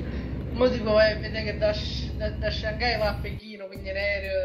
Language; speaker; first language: Italian; native; Italian